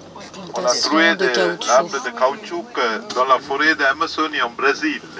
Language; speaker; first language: French; non-native, fluent; Sinhala